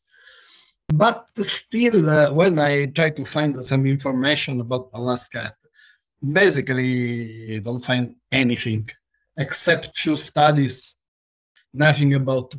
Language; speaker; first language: English; non-native, learner; Italian